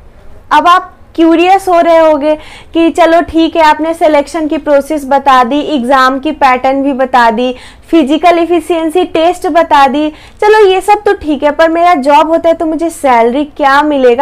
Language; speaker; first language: Hindi; native; Hindi